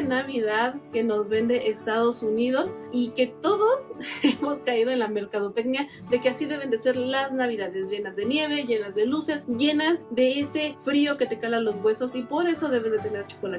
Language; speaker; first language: Spanish; native; Spanish